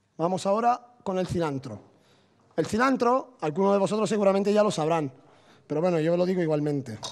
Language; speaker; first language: Spanish; non-native, fluent; Italian